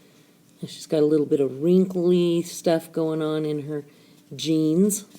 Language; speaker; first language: English; native; English